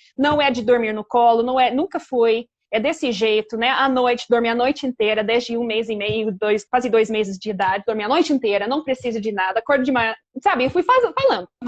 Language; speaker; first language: Portuguese; non-native, fluent; English